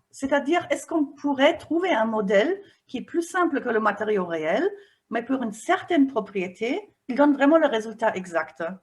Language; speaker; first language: French; non-native, fluent; German